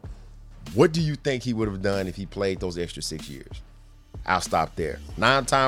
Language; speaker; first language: English; native; English